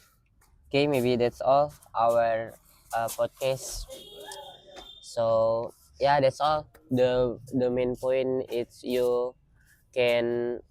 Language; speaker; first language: English; non-native, learner; Indonesian